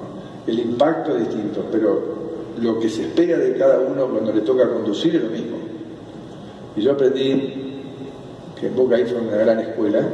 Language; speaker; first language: Spanish; native; Spanish